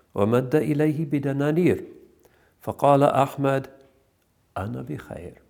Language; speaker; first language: Arabic; non-native, fluent; English